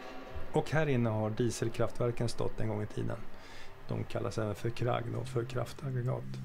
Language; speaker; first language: Swedish; native; Swedish